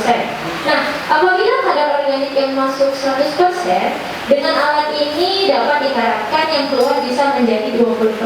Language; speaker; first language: Indonesian; native; Indonesian